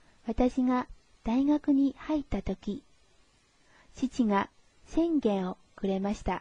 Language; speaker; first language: Japanese; non-native, fluent; Chinese